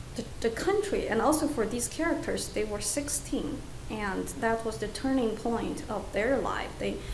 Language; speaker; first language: English; non-native, fluent; Chinese